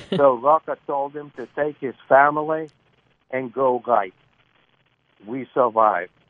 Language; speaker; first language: English; early bilingual, other home language; Lithuanian